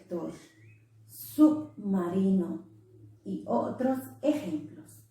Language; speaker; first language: Spanish; non-native, local second language; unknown